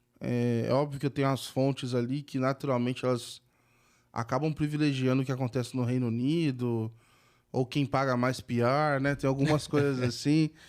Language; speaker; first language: Portuguese; native; Portuguese